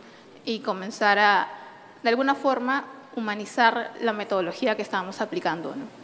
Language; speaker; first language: Spanish; native; Spanish